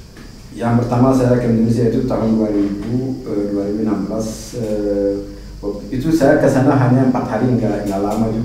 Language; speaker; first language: Indonesian; non-native, fluent; Arabic